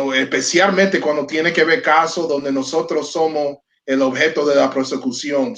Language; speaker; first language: Spanish; early bilingual, heritage; Spanish